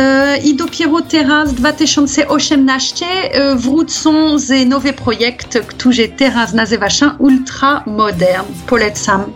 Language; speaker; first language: Polish; non-native, fluent; French